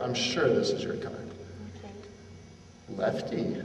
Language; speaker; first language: English; native; English